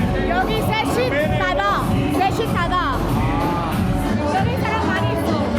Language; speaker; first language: Korean; non-native, learner; Spanish